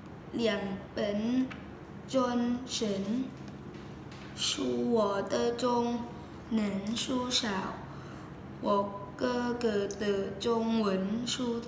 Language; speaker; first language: Chinese; non-native, learner; Thai